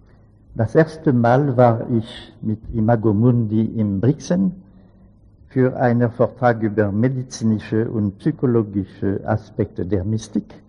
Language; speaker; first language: German; non-native, learner; French